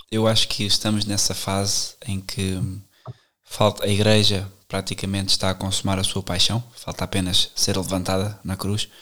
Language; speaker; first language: Portuguese; native; Portuguese